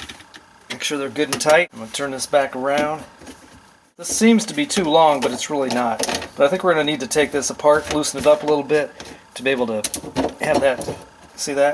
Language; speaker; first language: English; native; English